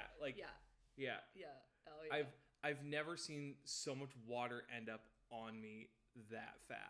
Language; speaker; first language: English; native; English